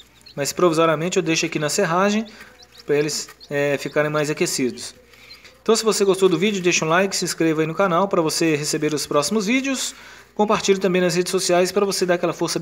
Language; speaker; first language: Portuguese; native; Portuguese